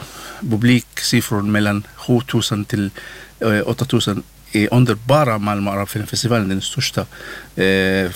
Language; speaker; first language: Swedish; non-native, learner; Arabic